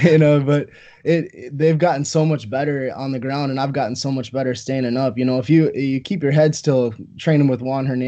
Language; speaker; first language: English; native; English